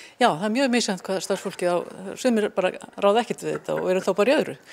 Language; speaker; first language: Icelandic; native; Icelandic